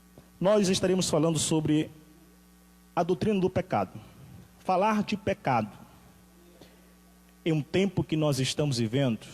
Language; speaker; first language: Portuguese; native; Portuguese